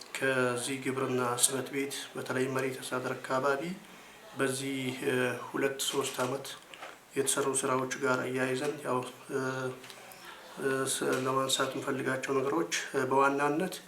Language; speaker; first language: Amharic; non-native, local second language; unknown